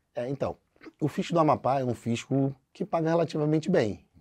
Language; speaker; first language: Portuguese; native; Portuguese